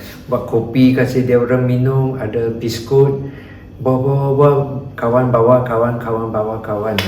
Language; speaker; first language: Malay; non-native, local second language; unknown